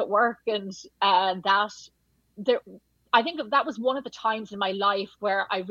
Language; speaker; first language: English; native; English